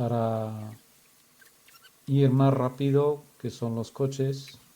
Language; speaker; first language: Spanish; non-native, fluent; Arabic